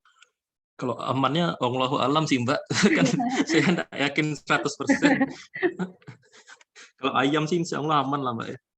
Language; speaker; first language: Indonesian; native; Indonesian